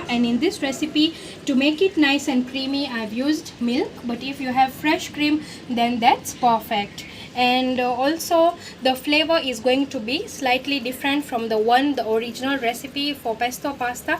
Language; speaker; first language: English; non-native, local second language; Gujarati